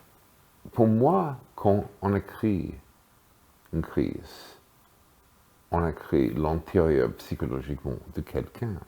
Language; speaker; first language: French; non-native, fluent; English